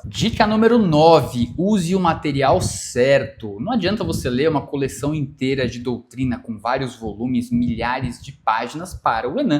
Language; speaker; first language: Portuguese; native; Portuguese